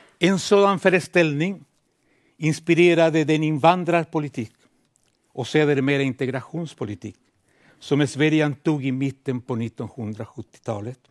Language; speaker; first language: Swedish; non-native, fluent; Spanish